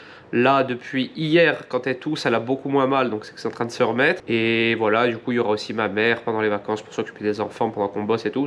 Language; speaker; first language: French; native; French